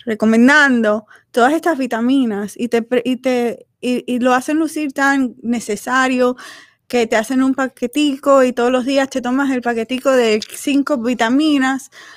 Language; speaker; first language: Spanish; native; Spanish